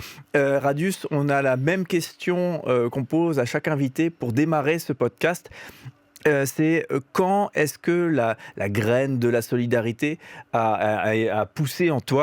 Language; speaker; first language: French; native; French